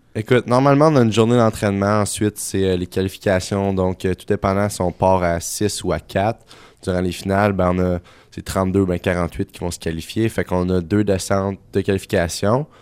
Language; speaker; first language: French; native; French